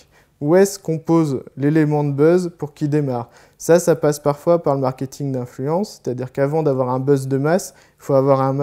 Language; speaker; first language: French; native; French